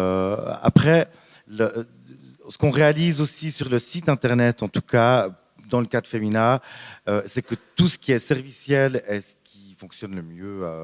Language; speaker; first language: French; native; French